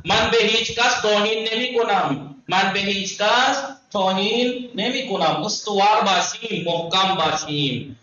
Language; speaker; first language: Persian; non-native, fluent; Urdu